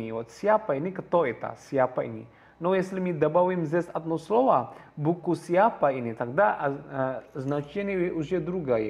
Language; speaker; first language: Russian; non-native, learner; Javanese